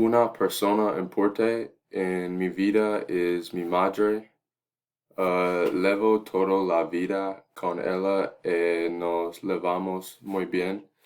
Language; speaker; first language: Spanish; non-native, learner; English